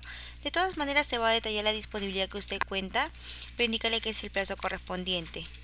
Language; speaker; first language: Spanish; native; Spanish